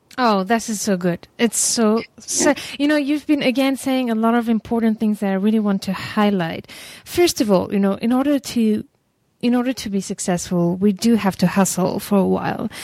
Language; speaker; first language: English; non-native, fluent; French